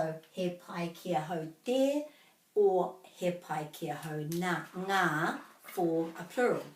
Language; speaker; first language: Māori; non-native, fluent; English